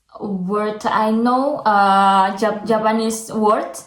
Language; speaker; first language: English; non-native, learner; Indonesian